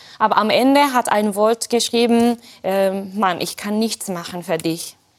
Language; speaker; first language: German; non-native, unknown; Japanese